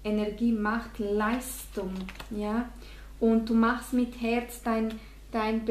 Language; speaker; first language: German; non-native, fluent; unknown